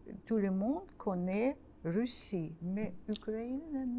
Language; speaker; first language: French; non-native, learner; Russian